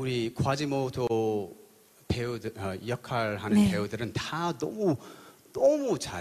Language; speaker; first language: Korean; early bilingual, heritage; English